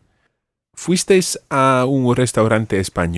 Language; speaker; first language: Spanish; non-native, fluent; English